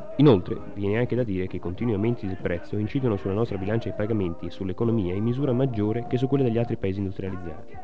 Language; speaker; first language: Italian; native; Italian